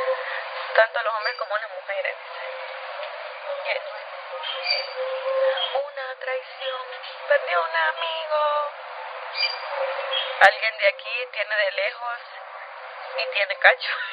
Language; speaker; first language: Spanish; native; Spanish